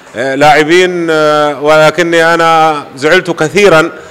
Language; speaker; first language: Arabic; native; Arabic